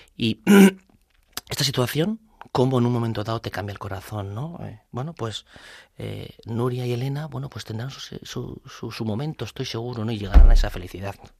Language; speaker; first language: Spanish; native; Spanish